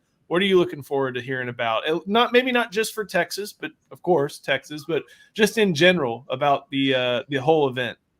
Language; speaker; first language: English; native; English